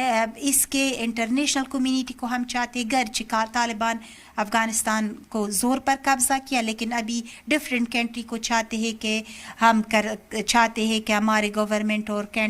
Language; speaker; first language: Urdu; non-native, learner; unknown